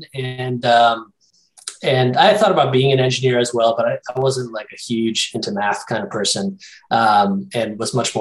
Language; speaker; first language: English; native; English